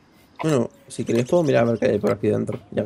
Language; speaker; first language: Spanish; native; Spanish